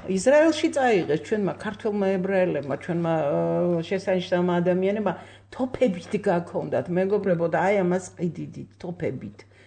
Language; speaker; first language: Georgian; native; Georgian